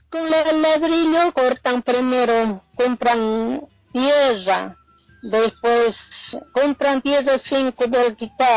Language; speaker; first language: Spanish; non-native, local second language; Quechua